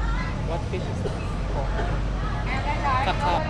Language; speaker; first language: English; non-native, learner; Filipino